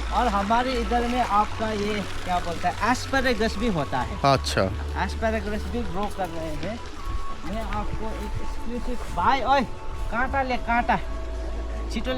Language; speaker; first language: Hindi; non-native, local second language; Nepali